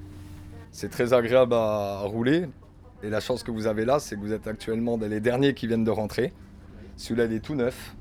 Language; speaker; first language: French; native; French